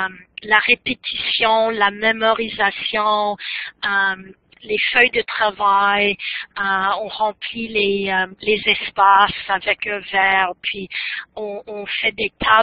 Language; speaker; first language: French; non-native, fluent; English